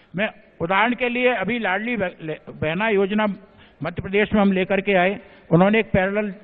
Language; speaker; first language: Hindi; native; Hindi